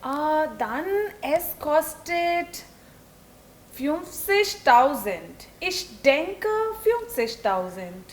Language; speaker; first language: German; non-native, learner; Hindi